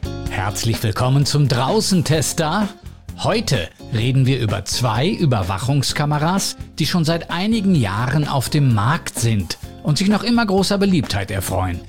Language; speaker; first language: German; native; German